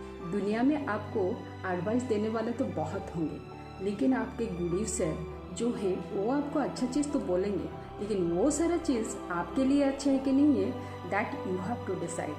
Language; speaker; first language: Hindi; non-native, local second language; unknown